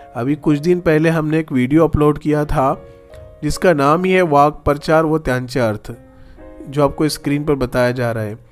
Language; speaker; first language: Urdu; native; Urdu